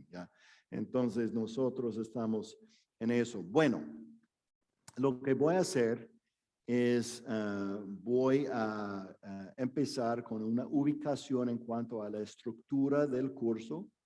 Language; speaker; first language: Spanish; non-native, fluent; English